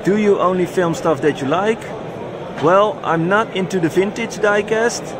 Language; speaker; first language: English; non-native, fluent; Dutch